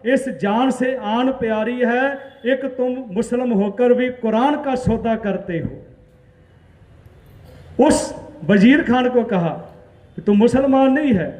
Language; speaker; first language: Hindi; non-native, local second language; Punjabi